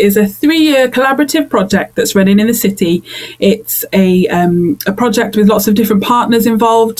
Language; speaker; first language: English; native; English